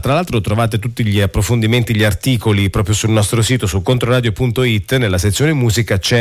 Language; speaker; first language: Italian; native; Italian